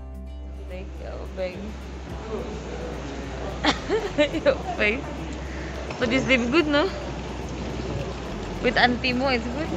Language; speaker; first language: English; non-native, learner; Indonesian